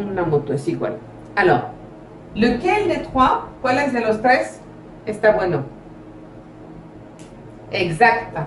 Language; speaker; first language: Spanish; non-native, fluent; French